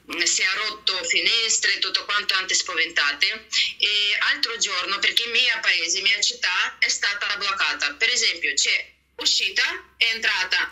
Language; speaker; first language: Italian; non-native, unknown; Russian